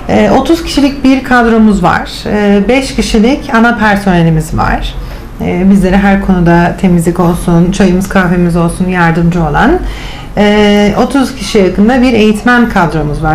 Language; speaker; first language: Turkish; native; Turkish